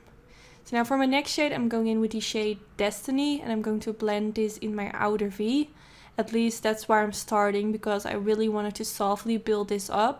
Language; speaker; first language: English; non-native, fluent; Dutch